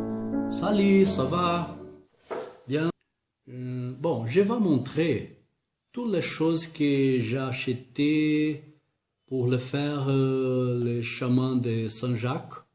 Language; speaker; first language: French; non-native, learner; Portuguese